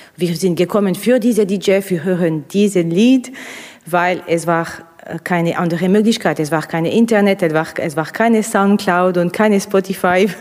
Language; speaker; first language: German; non-native, fluent; Russian